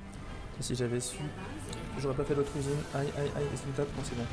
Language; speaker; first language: French; native; French